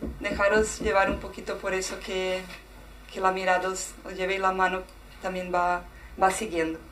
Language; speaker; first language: Spanish; non-native, fluent; Portuguese